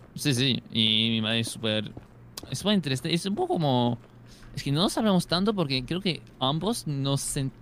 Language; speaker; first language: Spanish; non-native, fluent; French